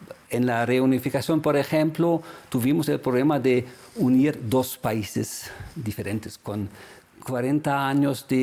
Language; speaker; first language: Spanish; non-native, fluent; German